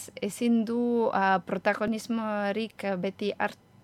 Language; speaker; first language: Basque; non-native, learner; Ukrainian